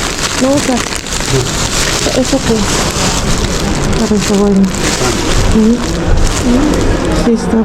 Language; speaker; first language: Spanish; non-native, learner; Filipino